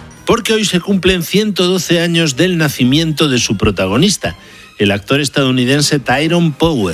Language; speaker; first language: Spanish; native; Spanish